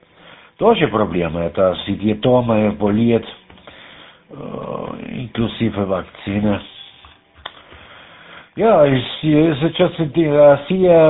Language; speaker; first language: Russian; non-native, learner; German